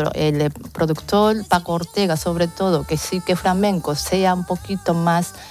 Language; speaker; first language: Spanish; non-native, fluent; Japanese